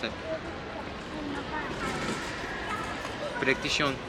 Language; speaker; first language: Spanish; non-native, learner; Korean